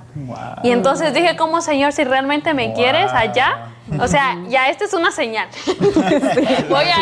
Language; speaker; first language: Spanish; native; Spanish